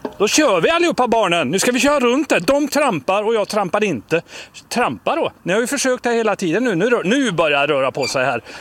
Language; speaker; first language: Swedish; native; Swedish